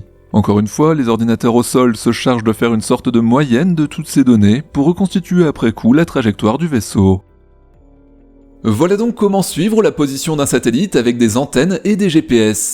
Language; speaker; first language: French; native; French